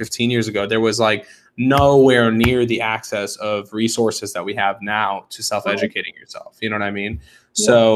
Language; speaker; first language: English; native; English